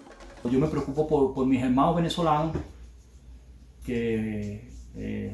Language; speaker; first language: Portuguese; non-native, learner; Spanish